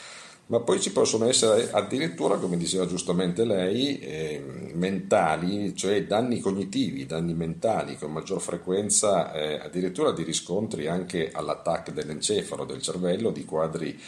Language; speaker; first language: Italian; native; Italian